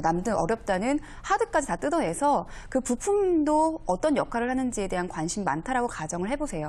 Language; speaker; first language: Korean; native; Korean